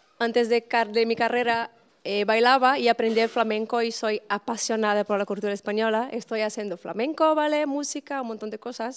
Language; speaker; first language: Spanish; non-native, fluent; Portuguese